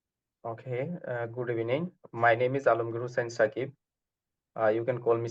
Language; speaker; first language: English; non-native, learner; Bangla